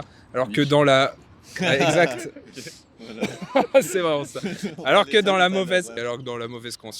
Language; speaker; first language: French; native; French